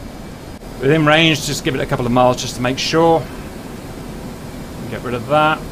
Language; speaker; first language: English; native; English